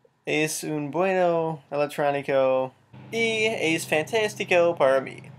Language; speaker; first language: Spanish; non-native, learner; English